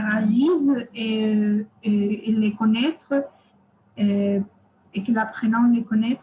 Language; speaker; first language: French; non-native, fluent; Spanish